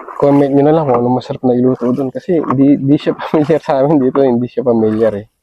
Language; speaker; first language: Filipino; native; Filipino